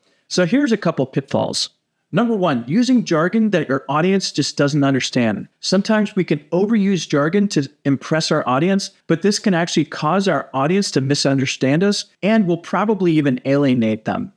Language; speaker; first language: English; native; English